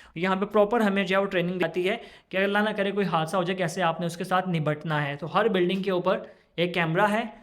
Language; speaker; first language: Urdu; non-native, local second language; Punjabi